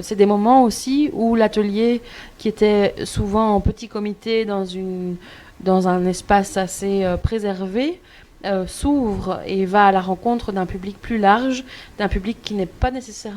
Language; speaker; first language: French; native; French